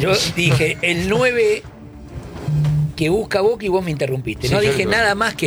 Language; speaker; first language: Spanish; native; Spanish